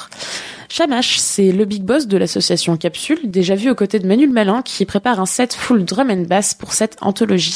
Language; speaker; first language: French; native; French